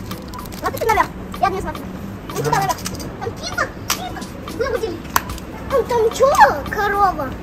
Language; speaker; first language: Russian; non-native, local second language; Kazakh